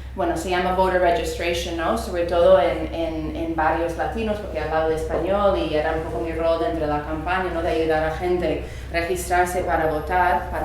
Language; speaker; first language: Spanish; early bilingual, other home language; English